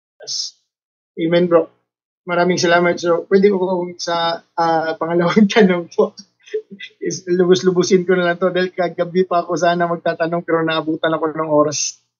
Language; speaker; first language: Filipino; non-native, local second language; Cebuano